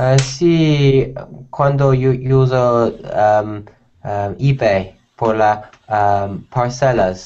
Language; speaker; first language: Spanish; non-native, learner; English